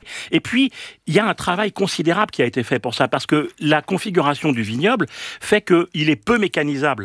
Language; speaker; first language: French; native; French